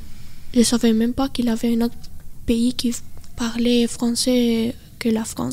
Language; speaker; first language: French; non-native, learner; Spanish